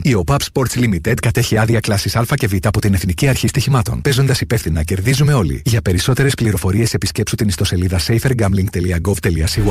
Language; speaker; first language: Greek; native; Greek